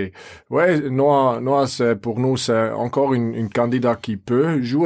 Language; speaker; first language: French; non-native, fluent; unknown